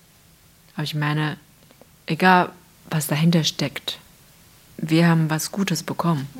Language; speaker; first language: German; non-native, fluent; Chinese